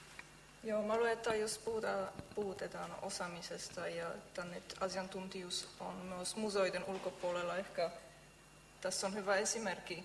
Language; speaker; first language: Finnish; non-native, fluent; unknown